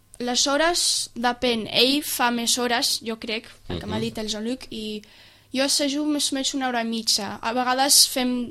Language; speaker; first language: Catalan; early bilingual, other home language; English